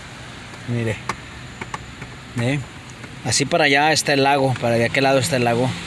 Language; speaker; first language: Spanish; native; Spanish